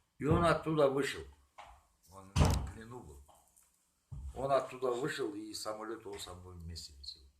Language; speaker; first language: Russian; non-native, local second language; Karachay-Balkar